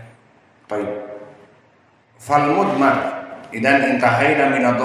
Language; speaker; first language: Arabic; non-native, fluent; Indonesian